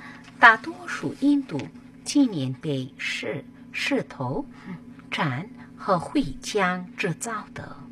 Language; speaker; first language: Chinese; non-native, fluent; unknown